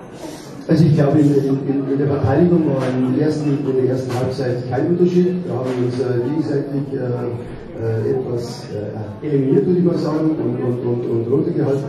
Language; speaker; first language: German; native; German